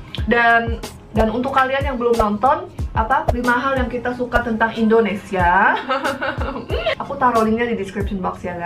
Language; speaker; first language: Indonesian; early bilingual, heritage; Korean